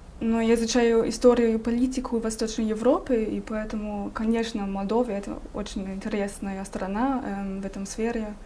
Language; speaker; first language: Russian; non-native, learner; German